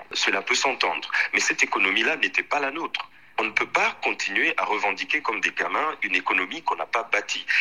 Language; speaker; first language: French; non-native, local second language; Swahili